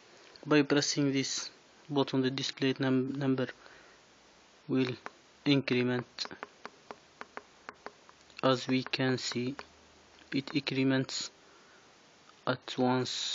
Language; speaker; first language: English; non-native, fluent; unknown